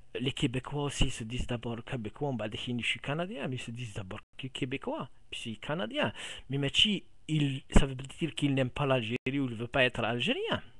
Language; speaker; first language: French; non-native, local second language; Kabyle